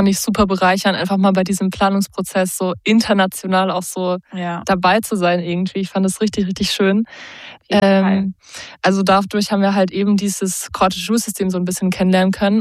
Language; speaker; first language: German; native; German